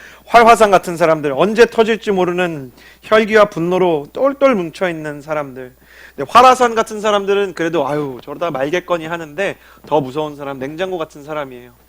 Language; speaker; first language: Korean; native; Korean